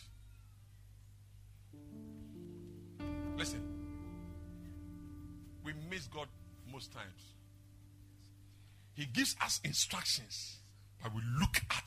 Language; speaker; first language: English; non-native, local second language; Akan